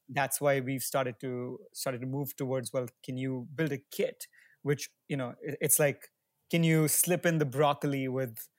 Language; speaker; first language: English; non-native, local second language; Hindi